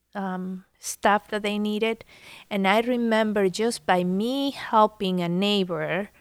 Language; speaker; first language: English; non-native, fluent; Spanish